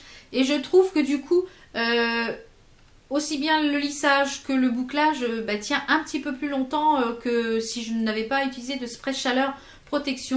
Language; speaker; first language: French; native; French